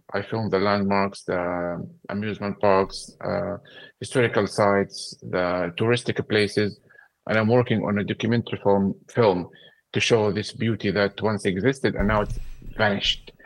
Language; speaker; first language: English; non-native, fluent; Arabic